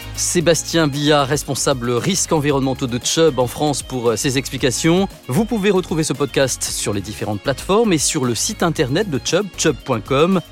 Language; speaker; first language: French; native; French